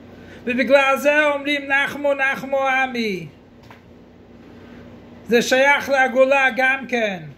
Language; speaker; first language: Hebrew; non-native, fluent; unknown